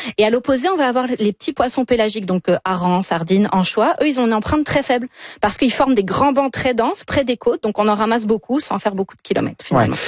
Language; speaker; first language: French; native; French